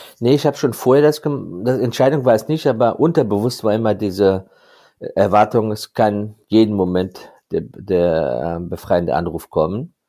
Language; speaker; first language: German; non-native, fluent; Persian